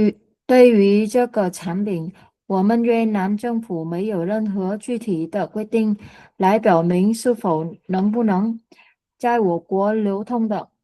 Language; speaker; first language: Chinese; non-native, learner; Vietnamese